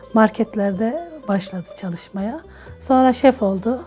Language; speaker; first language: Turkish; native; Turkish